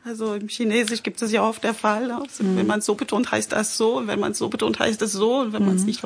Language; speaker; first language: German; non-native, fluent; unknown